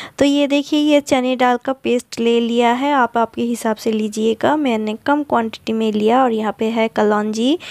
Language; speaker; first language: Hindi; non-native, local second language; Bangla